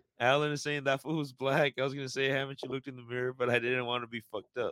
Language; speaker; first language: English; early bilingual, other home language; Spanish